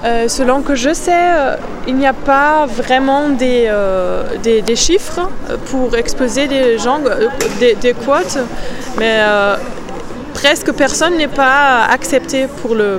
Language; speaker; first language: French; non-native, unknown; German